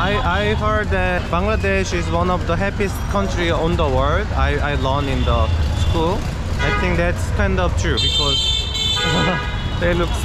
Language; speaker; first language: English; non-native, fluent; Korean